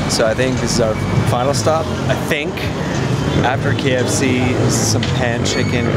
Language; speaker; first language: English; native; English